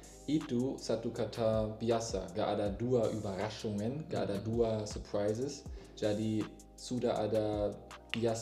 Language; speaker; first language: Indonesian; non-native, learner; German